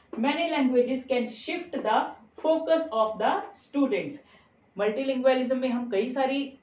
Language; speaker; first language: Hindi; non-native, local second language; Punjabi